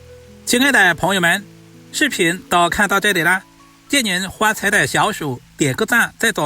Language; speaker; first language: Chinese; native; Chinese